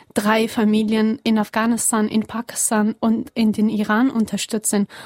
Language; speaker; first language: German; non-native, fluent; Persian